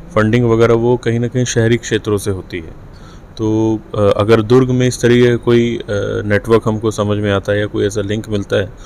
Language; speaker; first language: Hindi; native; Hindi